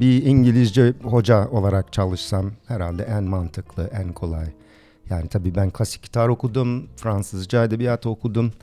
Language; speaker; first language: Turkish; early bilingual, other home language; English